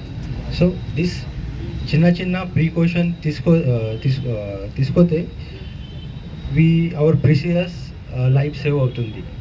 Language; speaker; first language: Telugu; non-native, learner; Hindi